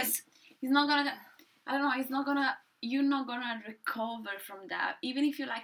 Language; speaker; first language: English; non-native, fluent; Italian